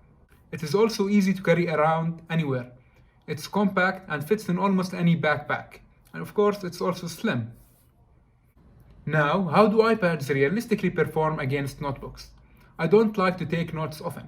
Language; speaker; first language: English; non-native, fluent; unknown